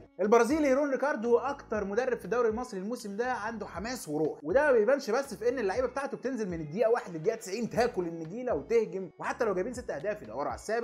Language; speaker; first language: Arabic; native; Arabic